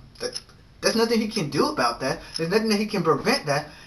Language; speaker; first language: English; native; English